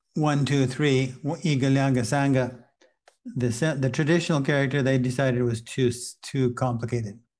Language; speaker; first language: English; native; English